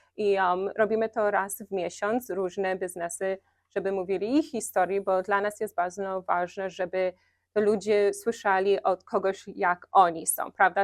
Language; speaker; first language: Polish; early bilingual, heritage; Polish